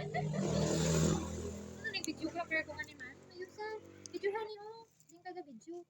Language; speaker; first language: Filipino; non-native, local second language; Hiligaynon